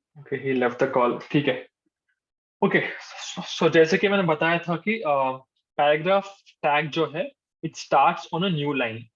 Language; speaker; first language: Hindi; non-native, local second language; Telugu